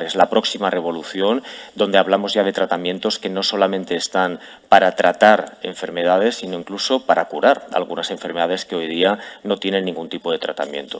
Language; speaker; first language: Spanish; native; Spanish